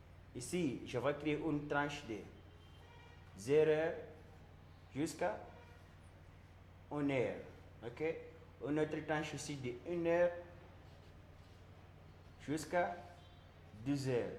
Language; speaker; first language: French; non-native, learner; Portuguese